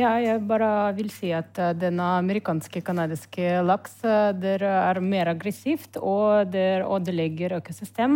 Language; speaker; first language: Norwegian; non-native, learner; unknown